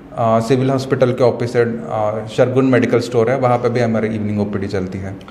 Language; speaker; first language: Hindi; non-native, local second language; Kannada